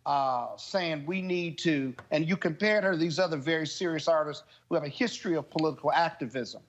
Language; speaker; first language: English; native; English